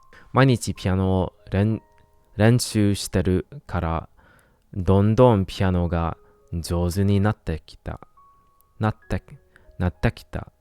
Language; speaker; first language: Japanese; non-native, learner; English